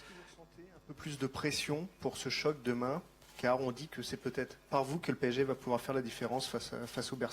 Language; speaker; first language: French; native; French